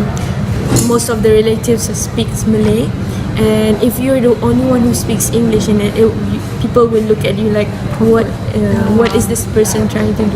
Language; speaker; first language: English; non-native, local second language; Malay